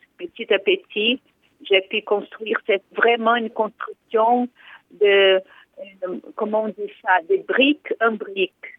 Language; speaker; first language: French; non-native, fluent; Portuguese